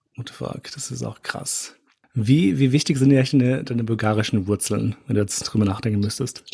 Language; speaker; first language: German; early bilingual, other home language; Albanian